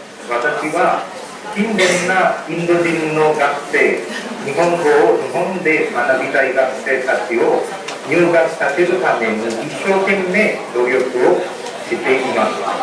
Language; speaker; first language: Japanese; non-native, fluent; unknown